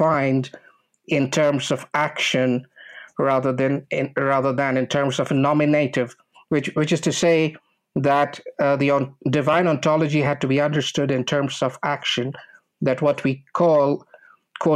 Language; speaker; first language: English; non-native, local second language; Bangla